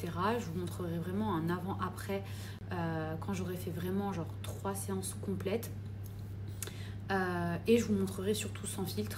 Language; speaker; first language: French; native; French